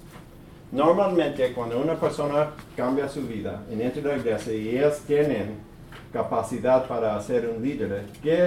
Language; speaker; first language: Spanish; early bilingual, heritage; English